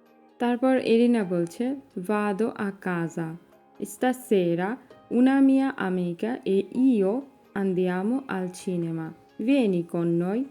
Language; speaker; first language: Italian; non-native, fluent; Bangla